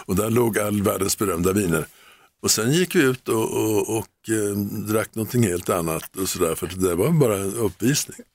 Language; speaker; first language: Swedish; native; Swedish